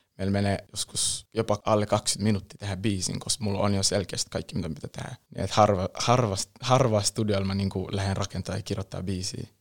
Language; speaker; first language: Finnish; early bilingual, other home language; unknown